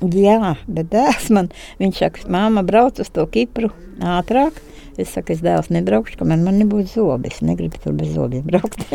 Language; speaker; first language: Latvian; native; Latvian